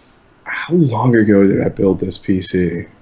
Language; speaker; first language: English; native; English